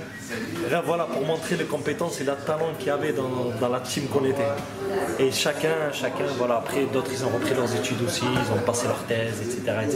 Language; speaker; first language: French; native; French